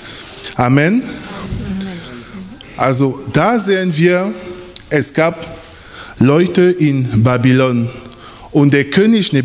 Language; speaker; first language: German; non-native, fluent; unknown